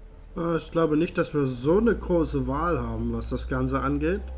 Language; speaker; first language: German; native; German